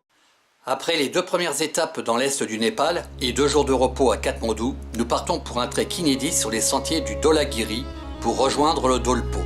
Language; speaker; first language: French; native; French